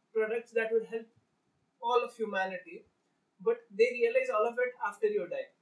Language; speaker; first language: English; non-native, local second language; Marathi